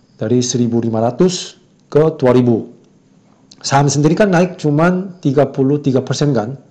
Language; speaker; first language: Indonesian; non-native, fluent; Korean